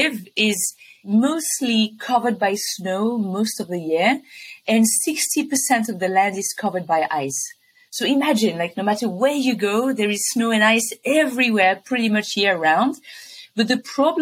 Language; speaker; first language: English; non-native, fluent; French